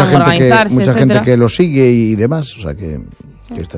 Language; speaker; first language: Spanish; native; Spanish